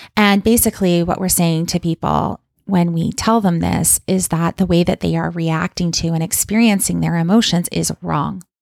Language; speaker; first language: English; native; English